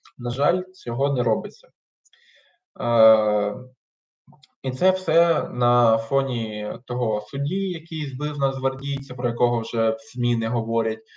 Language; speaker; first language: Ukrainian; non-native, local second language; Russian